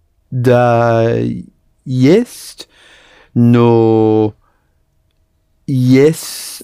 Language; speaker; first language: Russian; non-native, learner; English